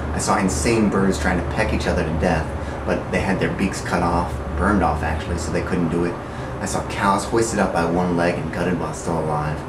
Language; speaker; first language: English; native; English